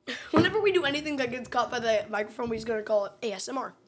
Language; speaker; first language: English; native; English